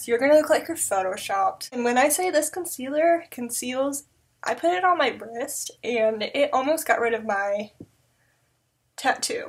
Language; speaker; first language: English; native; English